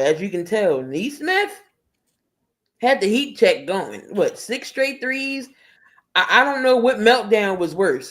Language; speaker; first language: English; native; English